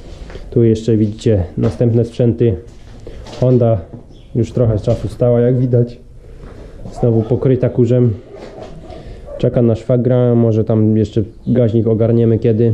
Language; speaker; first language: Polish; native; Polish